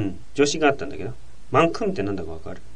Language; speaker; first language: Japanese; native; Japanese